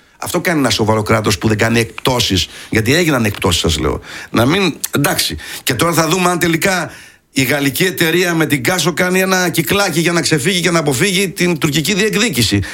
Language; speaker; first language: Greek; early bilingual, heritage; Greek